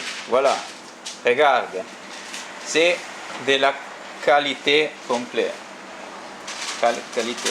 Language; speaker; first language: French; non-native, learner; Italian